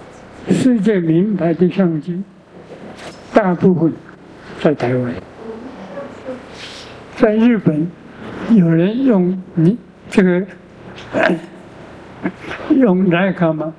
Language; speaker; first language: Chinese; non-native, local second language; Min Nan Chinese